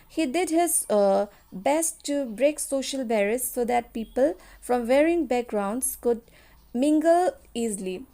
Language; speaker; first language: English; non-native, local second language; Assamese